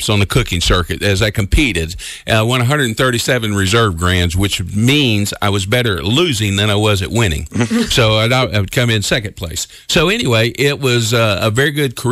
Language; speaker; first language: English; native; English